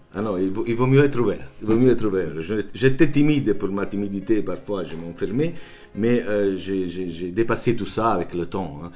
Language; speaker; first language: French; non-native, fluent; Italian